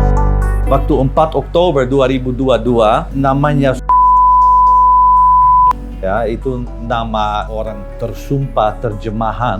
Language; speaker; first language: Indonesian; non-native, learner; Dutch